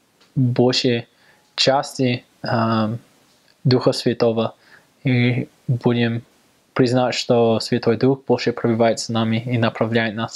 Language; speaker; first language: Russian; non-native, learner; English